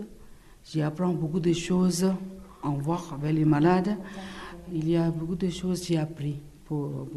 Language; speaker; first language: French; non-native, learner; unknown